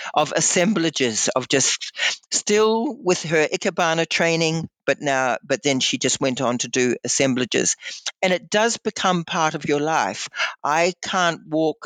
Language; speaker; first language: English; native; English